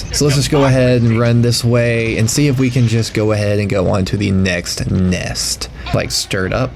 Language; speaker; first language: English; native; English